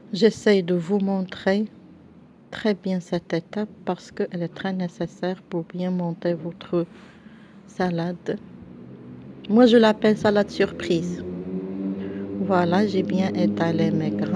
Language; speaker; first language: French; non-native, local second language; Arabic